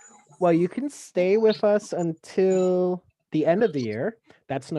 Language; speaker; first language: English; native; English